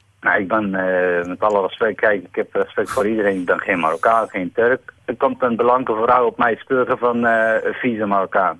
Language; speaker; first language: Dutch; non-native, fluent; Persian